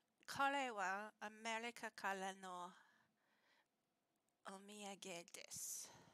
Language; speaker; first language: Japanese; non-native, learner; English